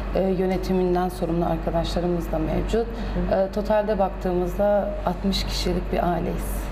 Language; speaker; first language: Turkish; native; Turkish